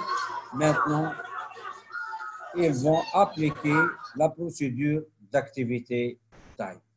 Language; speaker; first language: French; non-native, local second language; Arabic